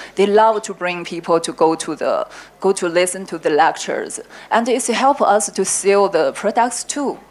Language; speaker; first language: English; non-native, learner; Chinese